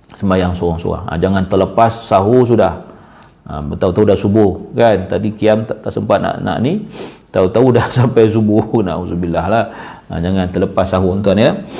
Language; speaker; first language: Malay; native; Malay